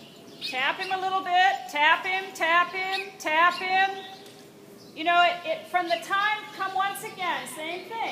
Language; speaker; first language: English; native; English